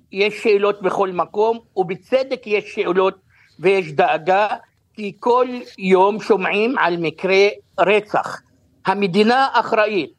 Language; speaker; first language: Hebrew; non-native, local second language; Arabic